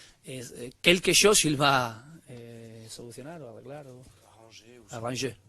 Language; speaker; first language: French; non-native, learner; Spanish